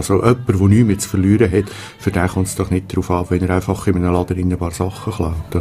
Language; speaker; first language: German; native; German